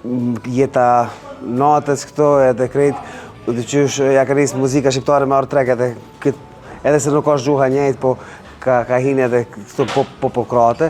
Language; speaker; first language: Albanian; early bilingual, heritage; Albanian